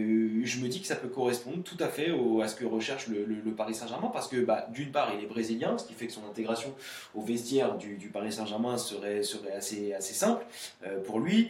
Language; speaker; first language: French; native; French